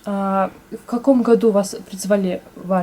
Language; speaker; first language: Russian; native; Russian